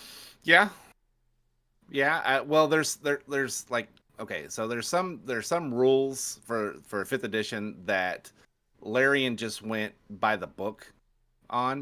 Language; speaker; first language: English; native; English